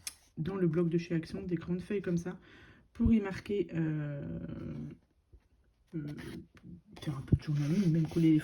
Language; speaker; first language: French; native; French